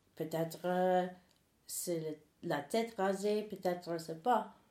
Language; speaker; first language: French; non-native, fluent; English